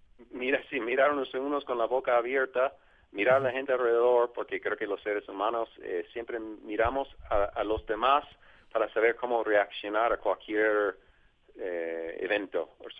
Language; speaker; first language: Spanish; non-native, fluent; English